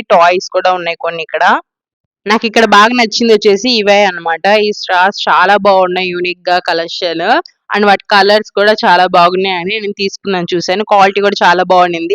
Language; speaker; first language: Telugu; non-native, local second language; Tamil